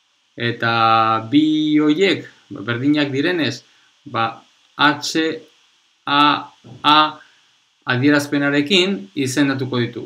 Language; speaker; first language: Basque; non-native, local second language; Spanish